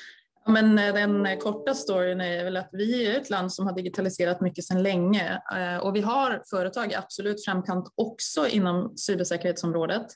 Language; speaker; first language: Swedish; native; Swedish